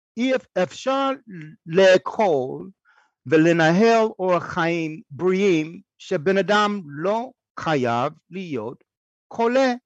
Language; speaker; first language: Hebrew; non-native, fluent; English